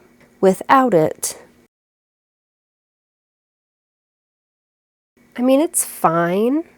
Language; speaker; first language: English; native; English